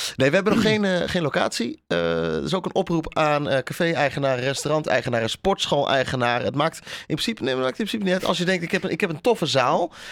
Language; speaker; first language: Dutch; native; Dutch